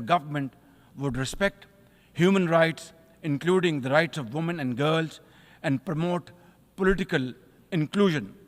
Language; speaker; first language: English; non-native, local second language; Urdu